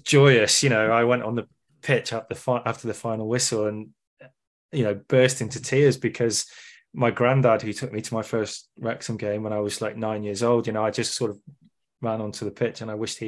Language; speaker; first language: English; native; English